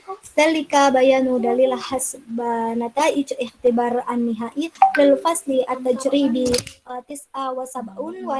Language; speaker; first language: Arabic; non-native, learner; Indonesian